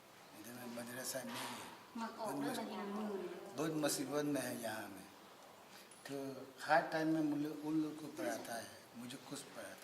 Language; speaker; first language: Hindi; non-native, learner; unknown